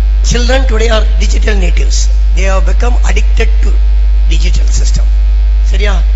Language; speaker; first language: English; non-native, local second language; Tamil